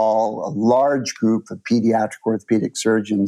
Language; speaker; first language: English; native; English